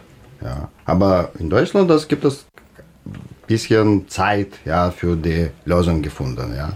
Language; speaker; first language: German; non-native, learner; Russian